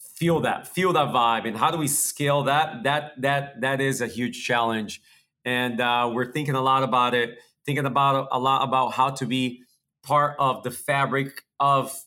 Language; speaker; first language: English; early bilingual, other home language; Portuguese